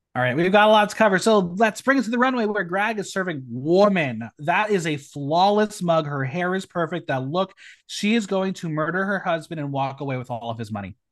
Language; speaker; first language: English; native; English